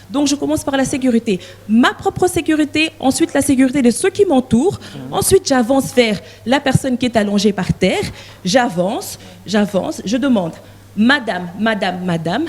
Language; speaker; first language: French; non-native, local second language; Lingala